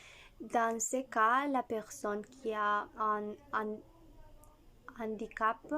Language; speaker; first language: French; non-native, learner; Spanish